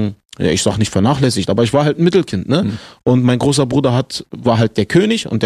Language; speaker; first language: German; native; German